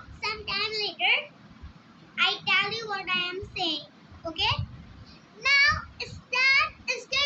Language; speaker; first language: English; non-native, learner; Urdu